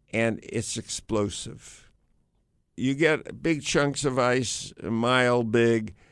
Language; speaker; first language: English; native; English